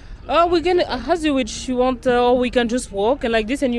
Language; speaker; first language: English; non-native, learner; French